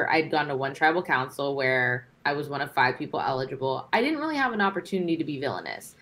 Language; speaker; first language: English; native; English